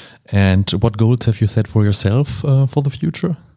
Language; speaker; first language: English; non-native, fluent; German